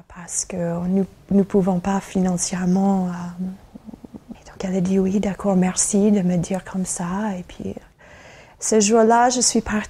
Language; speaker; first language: French; non-native, fluent; English